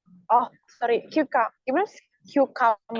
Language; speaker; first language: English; non-native, learner; Indonesian